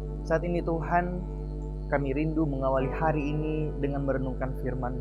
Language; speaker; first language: Indonesian; native; Indonesian